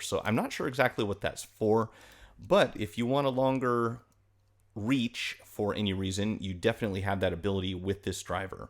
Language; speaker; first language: English; native; English